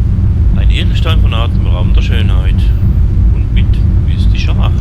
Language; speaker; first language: German; native; German